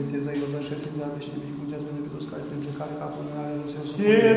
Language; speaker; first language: Romanian; native; Romanian